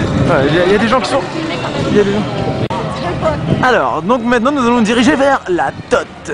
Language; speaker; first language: French; native; French